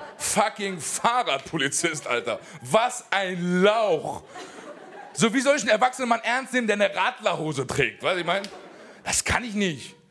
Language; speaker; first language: German; early bilingual, other home language; Persian